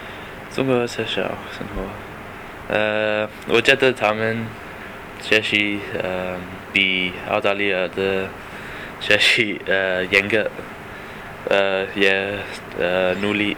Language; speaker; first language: Chinese; non-native, learner; English